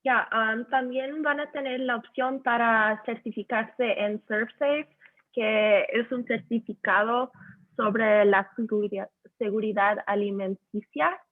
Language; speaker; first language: Spanish; early bilingual, heritage; Spanish